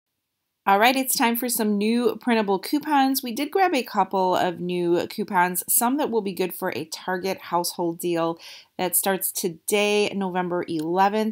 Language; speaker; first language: English; native; English